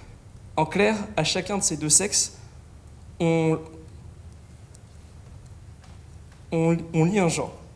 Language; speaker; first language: French; native; French